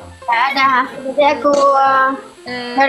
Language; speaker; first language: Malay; non-native, learner; Vietnamese